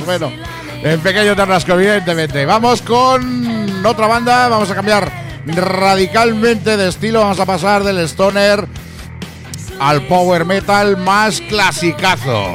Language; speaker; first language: Spanish; native; Spanish